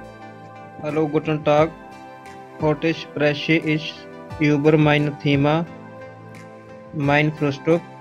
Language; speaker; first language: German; non-native, learner; Punjabi